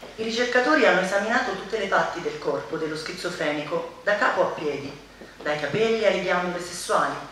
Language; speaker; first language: Italian; native; Italian